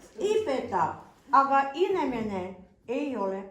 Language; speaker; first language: Estonian; non-native, local second language; Russian